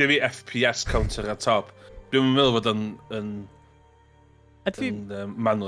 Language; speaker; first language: Welsh; native; Welsh